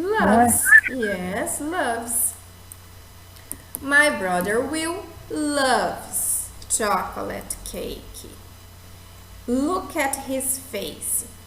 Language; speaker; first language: English; non-native, fluent; Portuguese